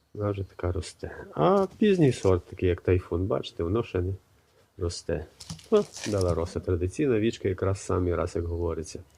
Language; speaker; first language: Ukrainian; native; Ukrainian